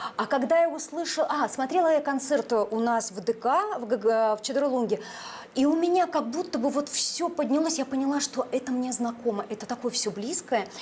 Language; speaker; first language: Russian; native; Russian